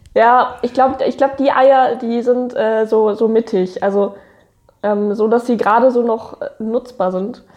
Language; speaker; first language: German; native; German